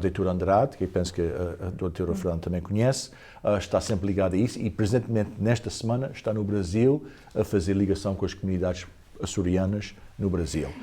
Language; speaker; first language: Portuguese; early bilingual, heritage; Portuguese